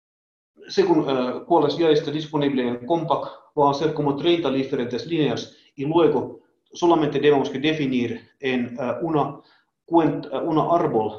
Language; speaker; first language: Spanish; non-native, learner; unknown